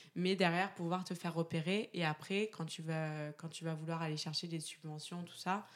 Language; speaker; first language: French; native; French